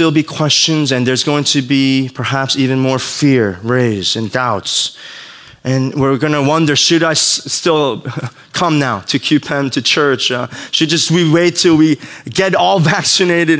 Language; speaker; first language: English; native; English